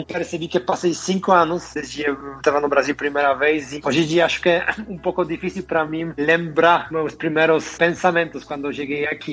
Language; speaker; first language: Portuguese; non-native, fluent; Polish